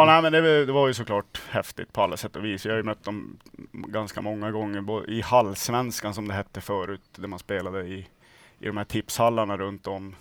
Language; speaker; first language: Swedish; native; Swedish